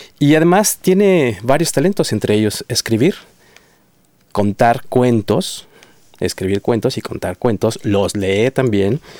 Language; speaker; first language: Spanish; native; Spanish